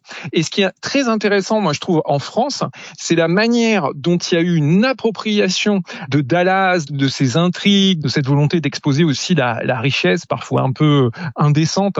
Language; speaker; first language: French; native; French